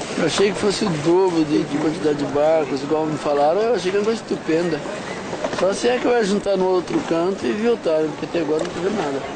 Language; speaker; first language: Portuguese; native; Portuguese